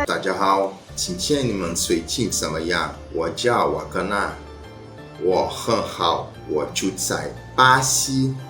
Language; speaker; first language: Chinese; non-native, learner; Portuguese